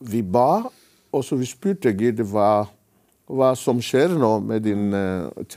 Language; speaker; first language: Norwegian; non-native, fluent; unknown